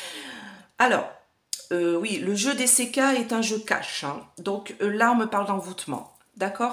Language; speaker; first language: French; native; French